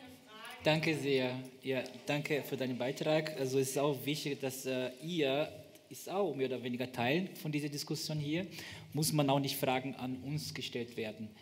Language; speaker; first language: German; non-native, fluent; Portuguese